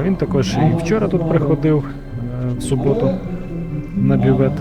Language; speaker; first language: Ukrainian; native; Ukrainian